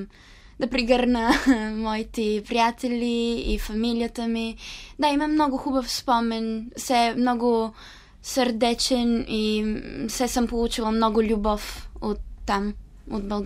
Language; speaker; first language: Bulgarian; early bilingual, heritage; Italian